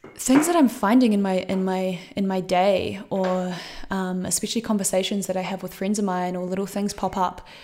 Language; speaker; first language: English; native; English